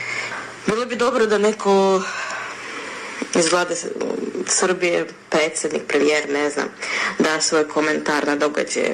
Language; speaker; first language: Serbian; non-native, fluent; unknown